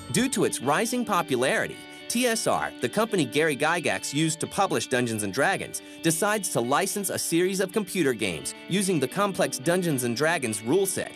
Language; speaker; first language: English; native; English